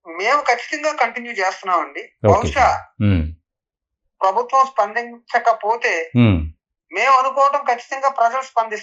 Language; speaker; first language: Telugu; native; Telugu